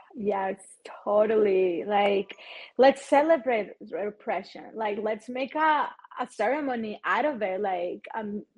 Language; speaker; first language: English; non-native, fluent; Spanish